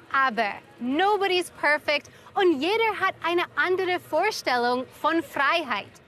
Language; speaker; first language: German; non-native, fluent; English